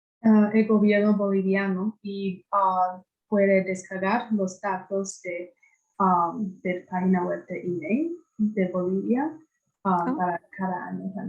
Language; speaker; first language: Spanish; non-native, fluent; English